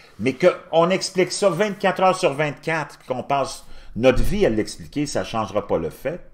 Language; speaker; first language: French; native; French